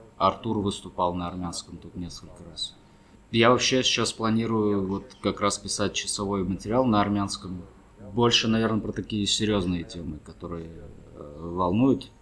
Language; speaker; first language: Russian; early bilingual, other home language; Armenian